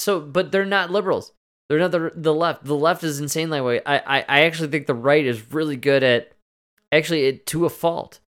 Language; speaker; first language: English; native; English